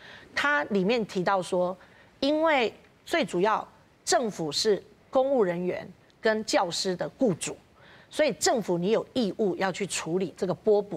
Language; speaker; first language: Chinese; native; Chinese